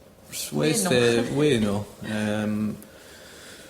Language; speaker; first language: French; non-native, fluent; English